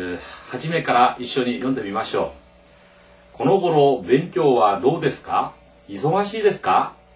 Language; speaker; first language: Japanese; non-native, fluent; Korean